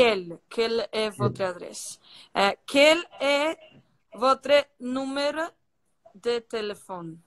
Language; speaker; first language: French; non-native, learner; Portuguese